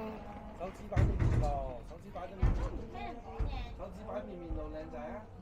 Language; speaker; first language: Cantonese; native; Cantonese